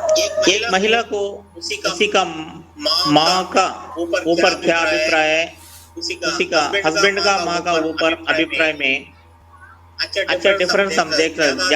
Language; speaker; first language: Hindi; non-native, local second language; Telugu